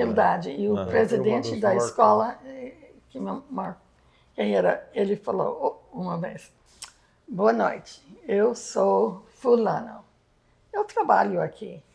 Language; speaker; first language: Portuguese; non-native, fluent; English